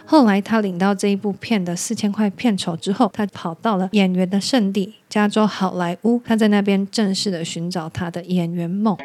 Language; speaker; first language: Chinese; native; Chinese